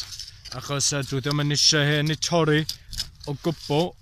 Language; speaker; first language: Welsh; non-native, learner; English